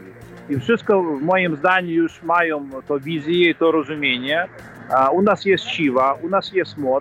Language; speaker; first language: Polish; non-native, fluent; Ukrainian